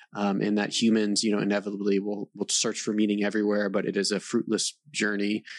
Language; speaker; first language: English; native; English